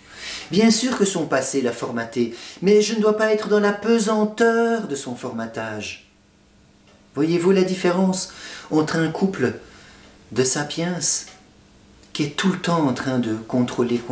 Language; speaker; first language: French; native; French